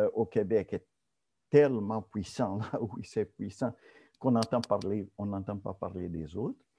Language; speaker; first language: French; non-native, fluent; Portuguese